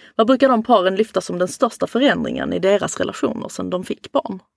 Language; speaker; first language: Swedish; native; Swedish